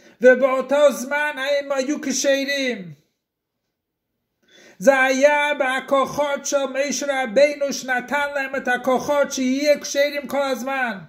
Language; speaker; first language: Hebrew; non-native, fluent; English